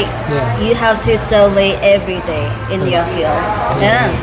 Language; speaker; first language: English; non-native, learner; Thai